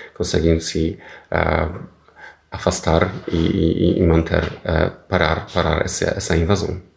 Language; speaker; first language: Portuguese; non-native, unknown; Polish